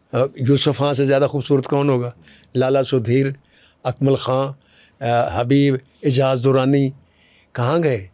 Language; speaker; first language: Urdu; non-native, local second language; Punjabi